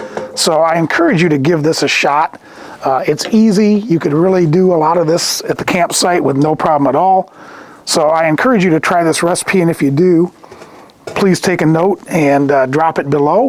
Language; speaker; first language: English; native; English